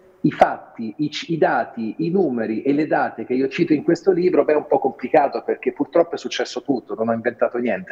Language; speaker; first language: Italian; native; Italian